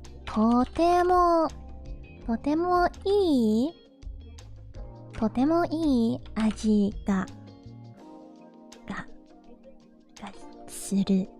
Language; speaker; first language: Japanese; non-native, learner; English